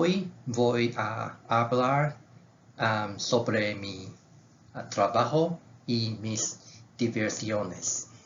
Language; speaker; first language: Spanish; non-native, learner; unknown